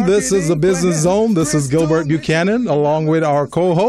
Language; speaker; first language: English; native; English